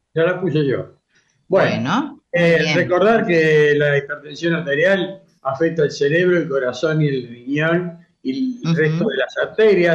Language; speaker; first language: Spanish; native; Spanish